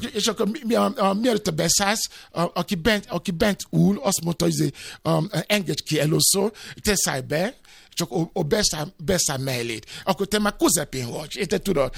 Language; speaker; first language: Hungarian; non-native, fluent; Yoruba